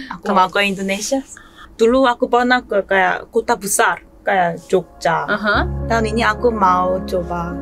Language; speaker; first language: Indonesian; non-native, fluent; Korean